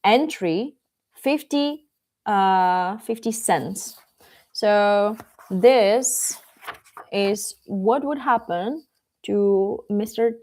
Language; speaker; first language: English; non-native, fluent; Czech